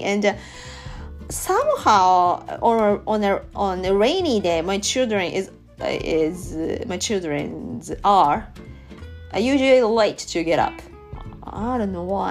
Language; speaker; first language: English; non-native, learner; Japanese